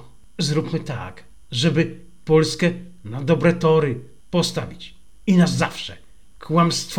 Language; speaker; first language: Polish; native; Polish